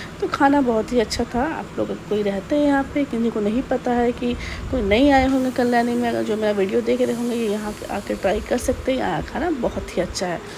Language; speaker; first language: Hindi; non-native, local second language; Bangla